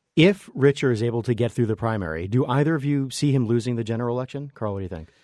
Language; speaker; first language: English; native; English